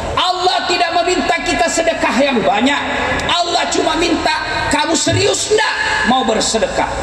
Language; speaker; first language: Indonesian; non-native, local second language; Buginese